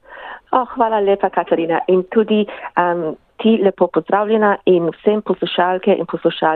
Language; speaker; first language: Slovenian; early bilingual, heritage; English